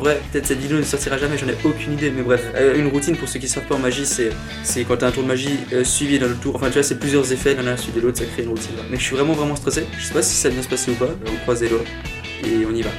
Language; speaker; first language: French; native; French